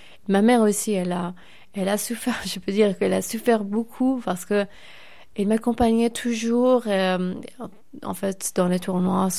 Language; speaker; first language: French; non-native, fluent; Persian